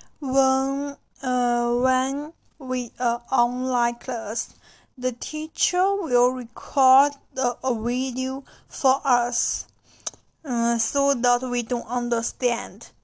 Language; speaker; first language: English; non-native, learner; Chinese